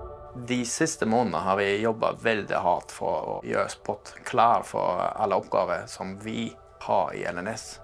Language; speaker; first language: Norwegian; non-native, fluent; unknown